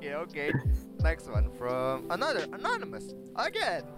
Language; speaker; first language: English; non-native, learner; Indonesian